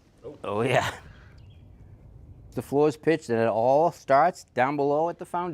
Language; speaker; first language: English; native; English